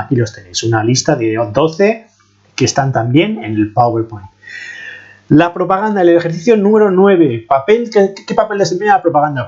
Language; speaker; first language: Spanish; native; Spanish